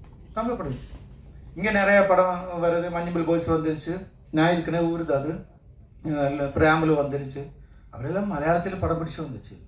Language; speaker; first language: Tamil; non-native, learner; Malayalam